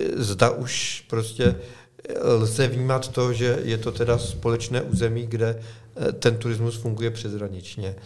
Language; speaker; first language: Czech; non-native, fluent; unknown